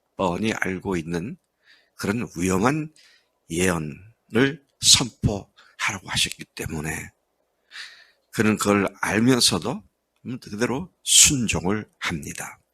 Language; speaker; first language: Korean; native; Korean